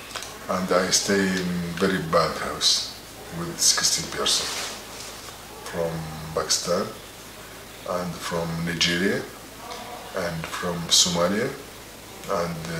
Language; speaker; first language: English; non-native, learner; Arabic